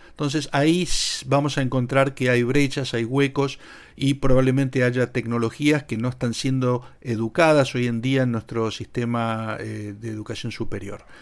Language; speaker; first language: Spanish; native; Spanish